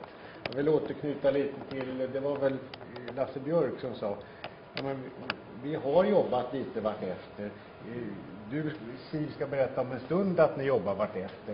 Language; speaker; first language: Swedish; native; Swedish